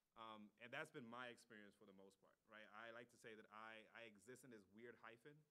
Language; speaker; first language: English; native; English